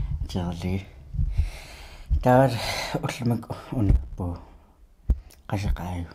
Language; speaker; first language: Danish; non-native, local second language; Kalaallisut